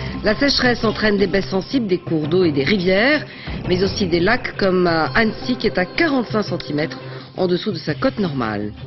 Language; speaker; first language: French; native; French